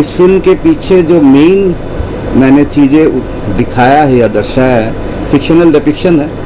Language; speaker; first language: Hindi; non-native, local second language; Assamese